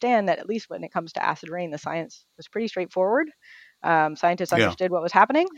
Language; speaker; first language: English; native; English